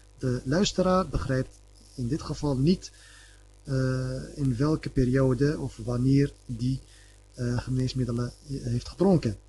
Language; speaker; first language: Dutch; early bilingual, other home language; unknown